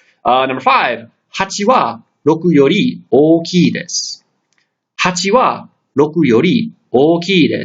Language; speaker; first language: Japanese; non-native, fluent; English